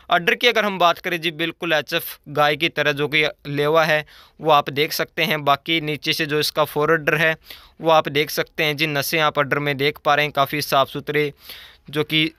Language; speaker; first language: Hindi; native; Hindi